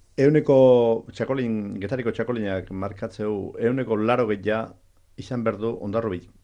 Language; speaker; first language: Basque; native; Basque